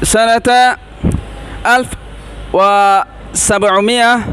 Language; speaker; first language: Arabic; non-native, learner; Rohingya